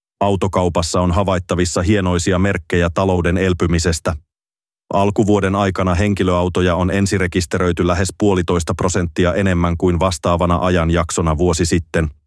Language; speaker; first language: Finnish; native; Finnish